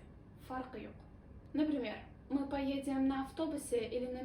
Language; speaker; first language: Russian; non-native, local second language; Uzbek